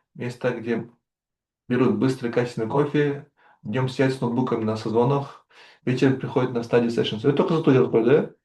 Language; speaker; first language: Russian; non-native, local second language; Kyrgyz